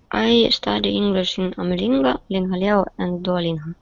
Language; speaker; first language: English; non-native, learner; Russian